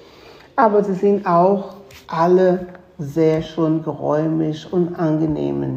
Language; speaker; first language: German; non-native, fluent; Spanish